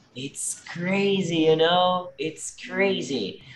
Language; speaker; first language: English; non-native, fluent; Portuguese